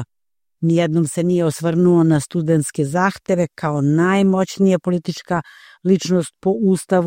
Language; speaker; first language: Croatian; native; Croatian